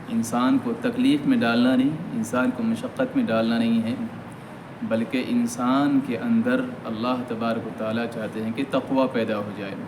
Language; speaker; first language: Urdu; native; Urdu